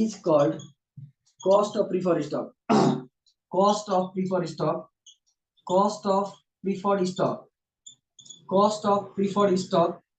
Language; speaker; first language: English; non-native, local second language; Nepali